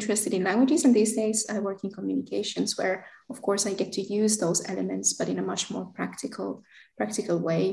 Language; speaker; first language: English; non-native, fluent; Finnish